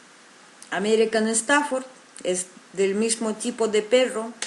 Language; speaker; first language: Spanish; non-native, fluent; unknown